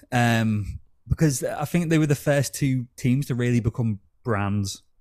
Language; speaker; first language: English; native; English